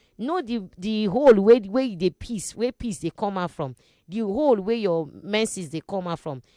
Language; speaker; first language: Nigerian Pidgin; non-native, local second language; Igbo